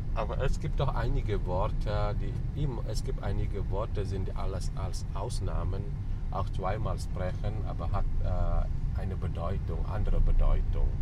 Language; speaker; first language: German; non-native, fluent; Indonesian